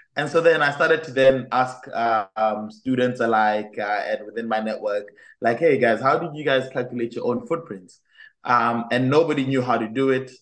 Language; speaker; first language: English; non-native, local second language; Tswana